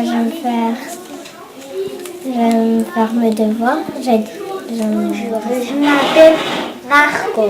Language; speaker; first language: French; early bilingual, other home language; Albanian